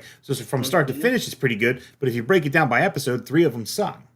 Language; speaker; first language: English; native; English